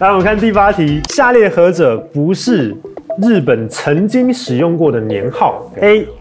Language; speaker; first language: Chinese; native; Chinese